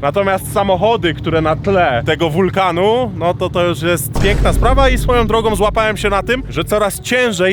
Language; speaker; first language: Polish; native; Polish